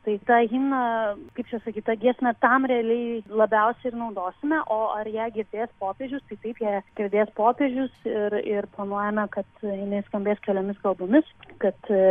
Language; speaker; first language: Lithuanian; native; Lithuanian